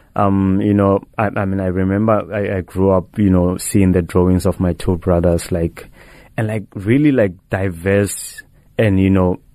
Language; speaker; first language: English; non-native, local second language; Tswana